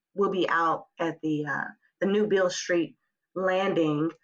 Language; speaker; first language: English; native; English